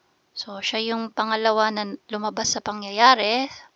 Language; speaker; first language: Filipino; native; Filipino